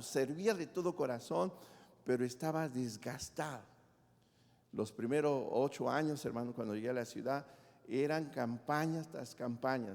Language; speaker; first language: Spanish; native; Spanish